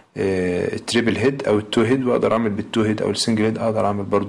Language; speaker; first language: Arabic; native; Arabic